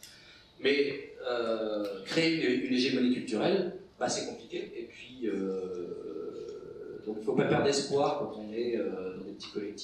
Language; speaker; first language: French; native; French